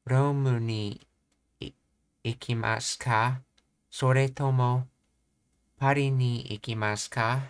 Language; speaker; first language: Japanese; non-native, learner; English